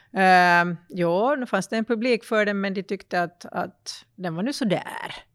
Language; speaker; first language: Swedish; native; Swedish